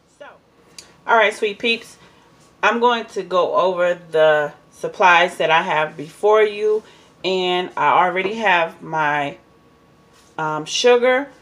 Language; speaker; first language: English; native; English